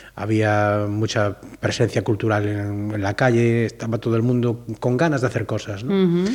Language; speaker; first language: Spanish; native; Spanish